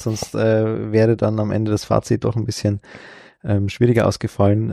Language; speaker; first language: German; native; German